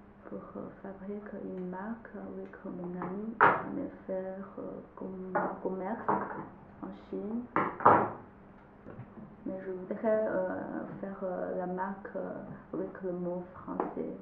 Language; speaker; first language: French; non-native, learner; Chinese